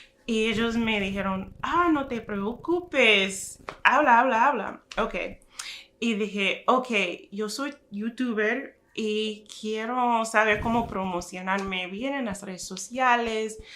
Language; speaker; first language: Spanish; non-native, fluent; English